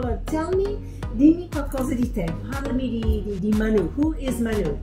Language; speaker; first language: Italian; non-native, fluent; English